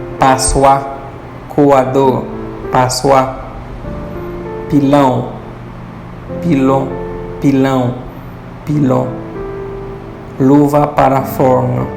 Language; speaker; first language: Portuguese; non-native, fluent; Haitian Creole